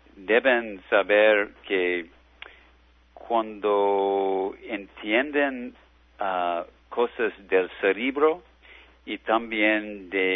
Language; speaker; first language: Spanish; non-native, learner; English